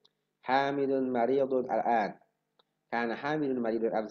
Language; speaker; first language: Arabic; non-native, fluent; Indonesian